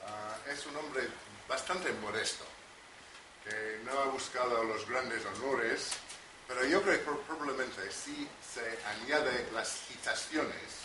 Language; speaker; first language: Spanish; non-native, fluent; English